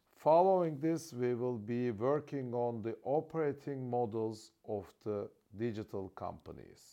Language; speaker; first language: English; non-native, fluent; Turkish